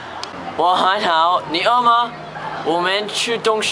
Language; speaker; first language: Chinese; non-native, learner; English